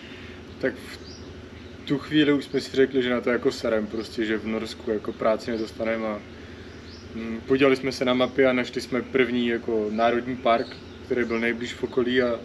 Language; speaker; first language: Czech; native; Czech